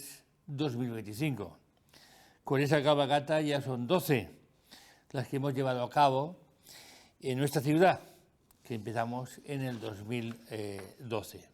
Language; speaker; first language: Spanish; native; Spanish